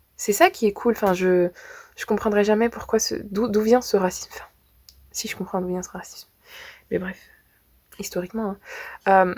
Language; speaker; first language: French; native; French